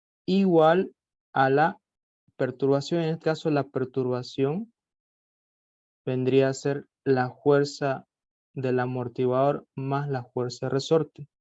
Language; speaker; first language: Spanish; native; Spanish